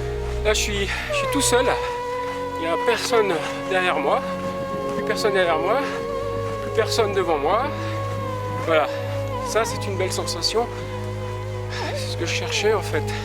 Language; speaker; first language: French; native; French